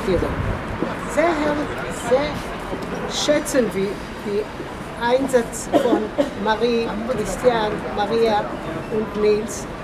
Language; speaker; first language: German; early bilingual, heritage; Hebrew